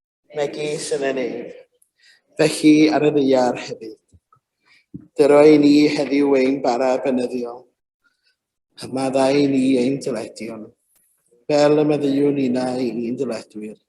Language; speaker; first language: Welsh; native; Welsh